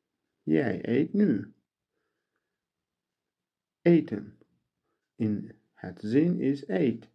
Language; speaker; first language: Dutch; non-native, learner; Turkish